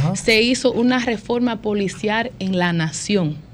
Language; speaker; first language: Spanish; early bilingual, heritage; Spanish